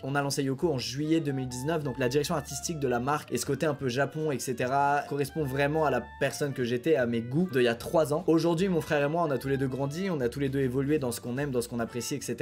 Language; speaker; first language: French; native; French